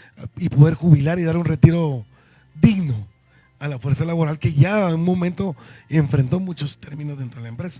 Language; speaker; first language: Spanish; native; Spanish